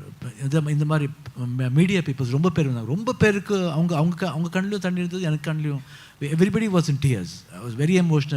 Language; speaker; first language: Tamil; non-native, local second language; Kannada